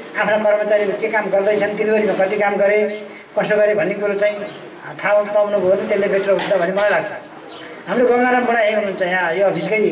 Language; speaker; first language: Nepali; native; Nepali